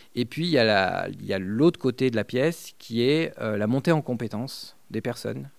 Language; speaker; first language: French; non-native, fluent; Spanish